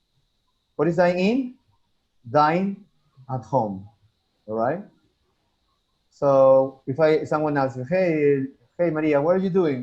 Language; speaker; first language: English; non-native, fluent; Spanish